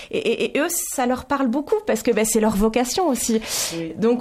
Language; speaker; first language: French; native; French